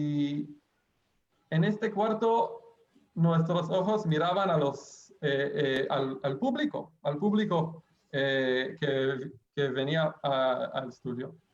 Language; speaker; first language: Spanish; non-native, fluent; Hebrew